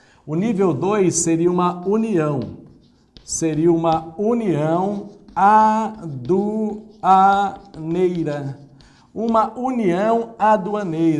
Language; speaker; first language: Portuguese; native; Portuguese